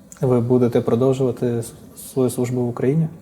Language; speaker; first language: Ukrainian; native; Ukrainian